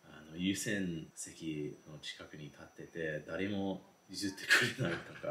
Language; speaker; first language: Japanese; non-native, fluent; English